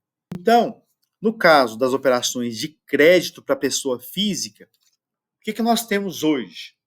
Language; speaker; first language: Portuguese; native; Portuguese